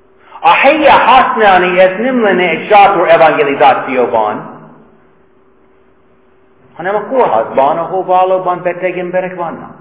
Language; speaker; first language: Hungarian; non-native, fluent; English